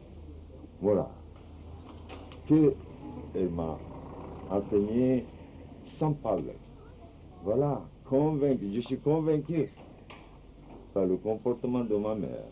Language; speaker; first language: French; non-native, fluent; Japanese